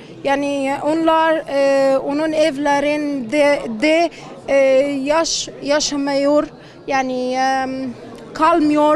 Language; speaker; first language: Turkish; non-native, learner; Arabic